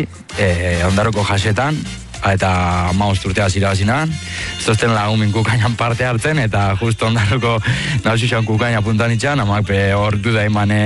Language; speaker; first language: Basque; native; Basque